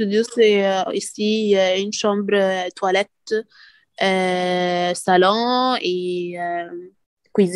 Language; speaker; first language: French; non-native, learner; Arabic